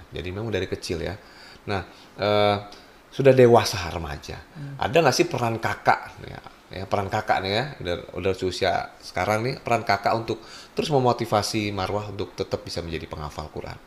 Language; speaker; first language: Indonesian; native; Indonesian